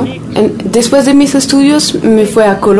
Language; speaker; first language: Spanish; non-native, fluent; French